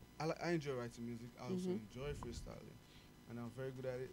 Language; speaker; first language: English; non-native, local second language; Yoruba